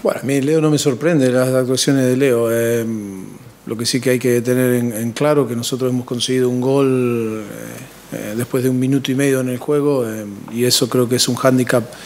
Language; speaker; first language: Spanish; native; Spanish